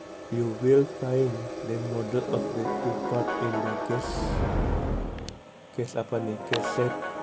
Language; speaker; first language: English; non-native, learner; Indonesian